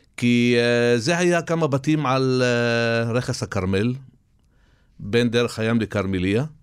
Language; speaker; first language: Hebrew; non-native, local second language; Arabic